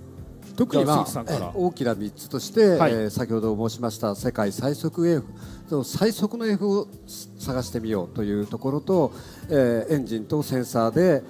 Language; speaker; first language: Japanese; native; Japanese